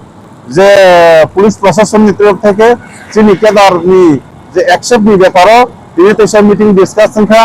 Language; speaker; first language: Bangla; non-native, local second language; Kok Borok